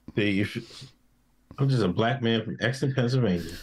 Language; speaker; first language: English; native; English